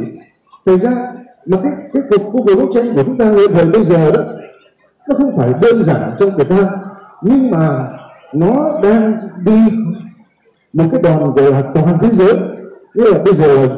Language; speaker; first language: Vietnamese; native; Vietnamese